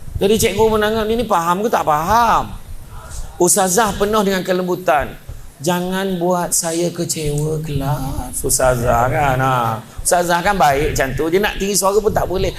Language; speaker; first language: Malay; native; Malay